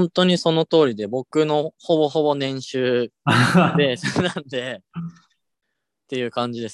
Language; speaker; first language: Japanese; native; Japanese